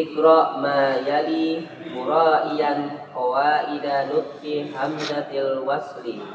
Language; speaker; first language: Arabic; non-native, learner; Indonesian